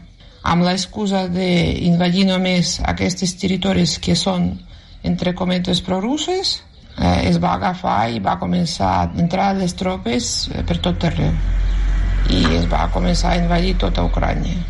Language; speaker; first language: Catalan; non-native, fluent; Russian